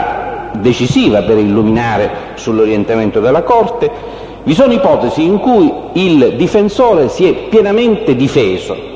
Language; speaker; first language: Italian; native; Italian